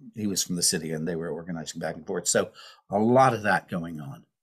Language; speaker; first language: English; native; English